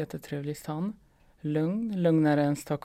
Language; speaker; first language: Swedish; non-native, fluent; Polish